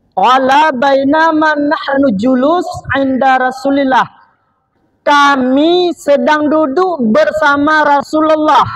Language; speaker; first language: Malay; non-native, local second language; Achinese